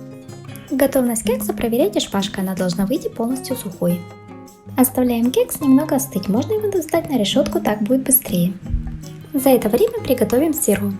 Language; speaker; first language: Russian; native; Russian